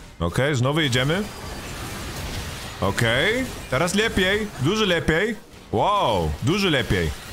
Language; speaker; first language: Polish; non-native, learner; Swedish